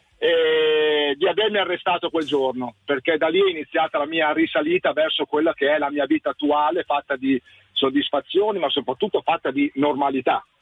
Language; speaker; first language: Italian; native; Italian